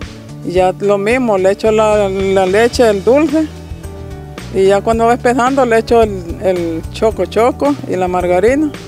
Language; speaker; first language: Spanish; native; Spanish